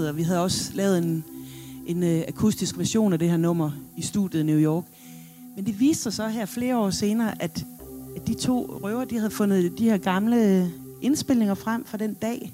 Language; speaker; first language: Danish; native; Danish